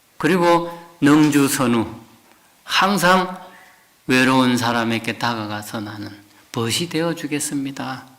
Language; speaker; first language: Korean; native; Korean